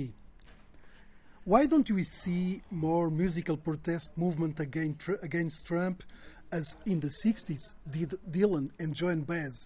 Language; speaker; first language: English; non-native, fluent; Portuguese